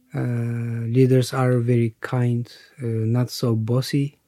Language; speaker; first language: English; non-native, learner; Turkish